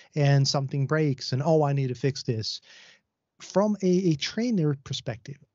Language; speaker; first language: English; non-native, fluent; Swedish